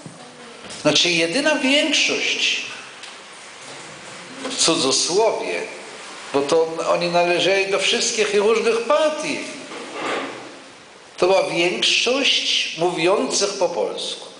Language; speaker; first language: Polish; non-native, local second language; Yiddish